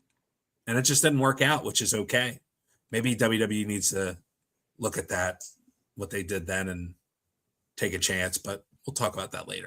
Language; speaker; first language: English; native; English